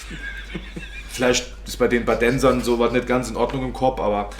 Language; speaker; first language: German; native; German